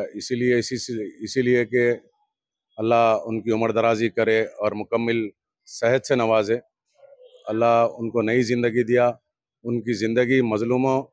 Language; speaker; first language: Urdu; native; Urdu